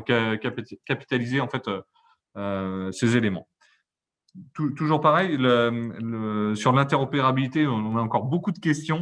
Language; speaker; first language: French; native; French